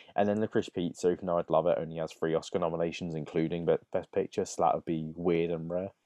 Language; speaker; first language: English; native; English